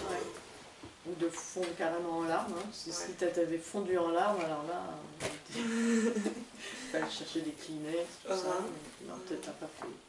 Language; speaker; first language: French; native; French